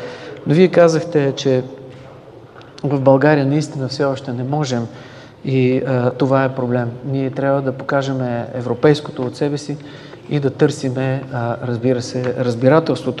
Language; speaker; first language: Bulgarian; native; Bulgarian